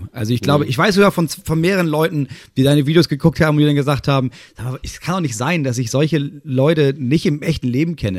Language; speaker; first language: German; native; German